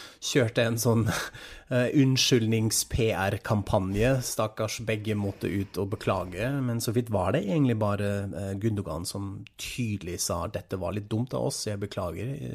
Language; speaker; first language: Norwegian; non-native, fluent; German